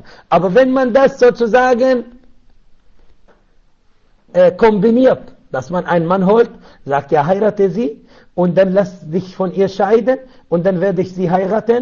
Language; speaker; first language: German; non-native, learner; Arabic